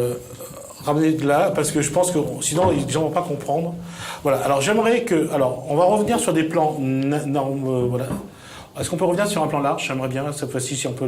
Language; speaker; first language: French; native; French